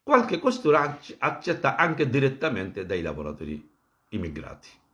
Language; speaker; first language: Italian; non-native, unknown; Bangla